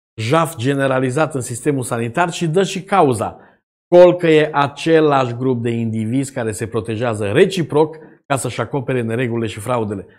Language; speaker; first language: Romanian; native; Romanian